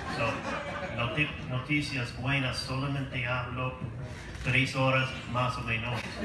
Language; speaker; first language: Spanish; non-native, learner; English